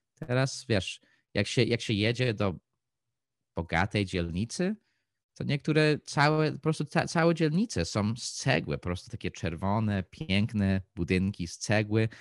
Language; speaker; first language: Polish; early bilingual, heritage; Polish